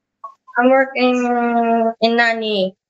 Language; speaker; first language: English; non-native, learner; Hiligaynon